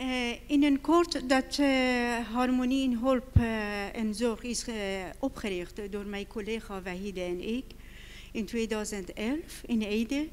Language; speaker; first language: Dutch; non-native, learner; Persian